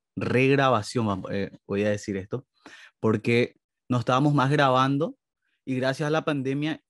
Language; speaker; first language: Spanish; native; Spanish